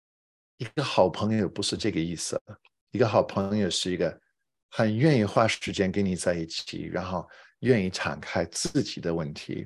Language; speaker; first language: Chinese; non-native, fluent; English